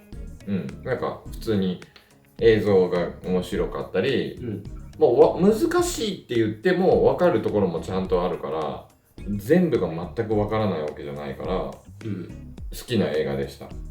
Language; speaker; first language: Japanese; native; Japanese